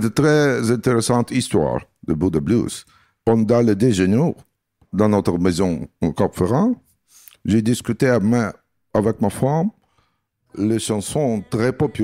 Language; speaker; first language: French; non-native, learner; Russian